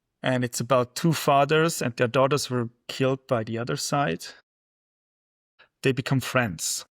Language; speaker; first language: English; non-native, fluent; German